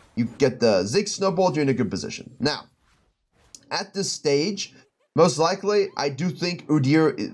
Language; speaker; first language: English; native; English